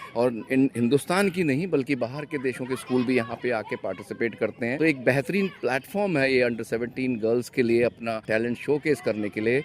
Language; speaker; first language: Hindi; native; Hindi